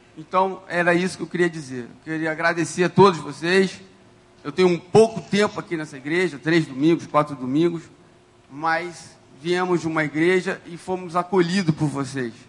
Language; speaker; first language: Portuguese; native; Portuguese